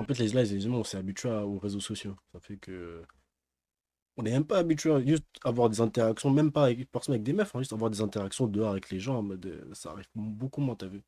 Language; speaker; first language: French; native; French